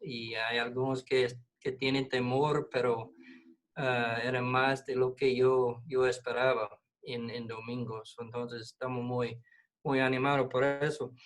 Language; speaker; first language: Spanish; non-native, fluent; English